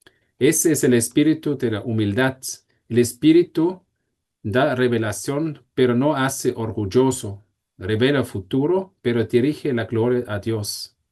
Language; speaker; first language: Spanish; non-native, fluent; German